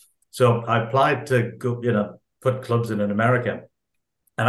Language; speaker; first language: English; native; English